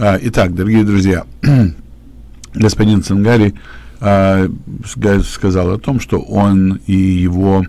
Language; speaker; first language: Russian; native; Russian